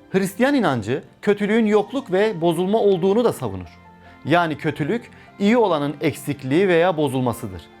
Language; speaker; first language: Turkish; native; Turkish